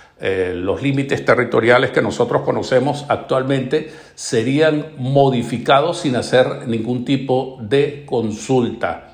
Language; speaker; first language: Spanish; native; Spanish